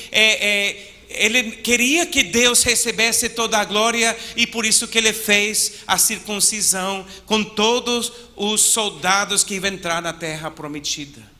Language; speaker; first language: Portuguese; non-native, fluent; English